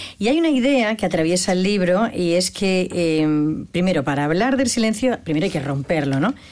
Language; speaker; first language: Spanish; native; Spanish